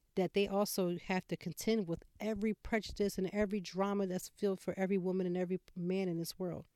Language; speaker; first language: English; native; English